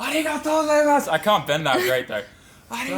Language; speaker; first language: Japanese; non-native, learner; English